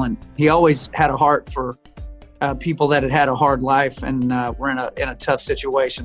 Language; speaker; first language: English; native; English